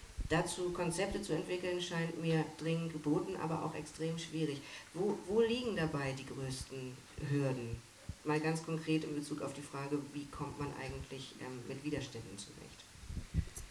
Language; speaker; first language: German; native; German